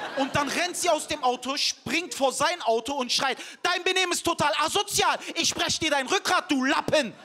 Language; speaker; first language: German; early bilingual, other home language; Turkish